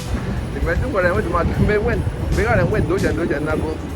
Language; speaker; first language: Chinese; non-native, learner; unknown